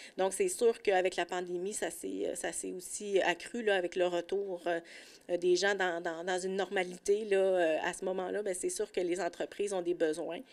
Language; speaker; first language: French; native; French